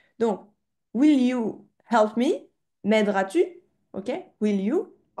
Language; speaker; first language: English; non-native, fluent; French